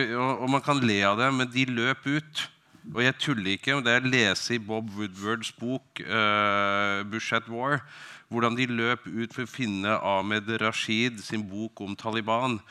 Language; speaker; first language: Norwegian; native; Norwegian